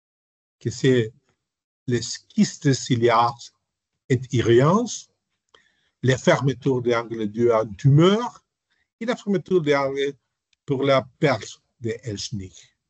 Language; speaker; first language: French; non-native, learner; Spanish